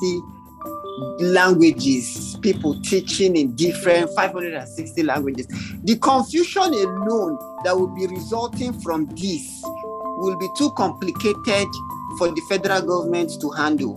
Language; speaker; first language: English; non-native, local second language; Ibibio